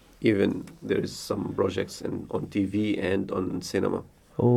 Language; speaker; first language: English; non-native, fluent; Arabic